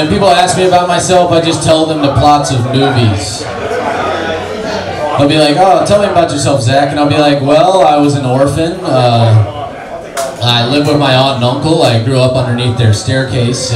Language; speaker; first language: English; native; English